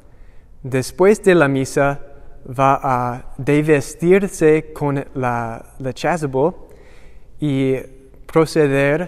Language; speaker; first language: Spanish; non-native, learner; English